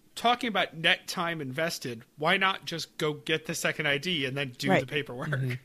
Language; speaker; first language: English; native; English